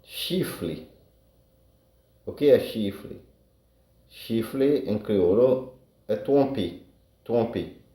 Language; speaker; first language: Portuguese; non-native, learner; Haitian Creole